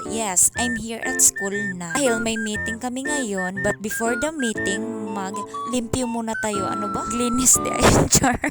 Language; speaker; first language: Filipino; non-native, local second language; Cebuano